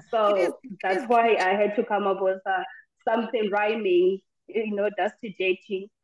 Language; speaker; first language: English; non-native, local second language; Xhosa